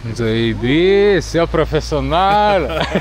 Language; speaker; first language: Russian; non-native, learner; Lithuanian